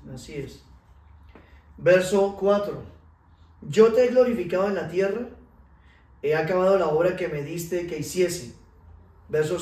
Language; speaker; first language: Spanish; native; Spanish